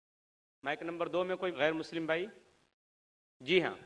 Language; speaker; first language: Hindi; native; Hindi